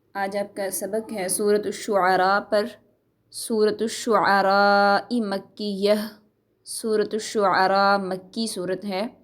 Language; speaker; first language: Urdu; native; Urdu